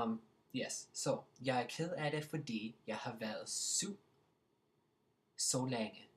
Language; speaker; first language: Danish; non-native, fluent; English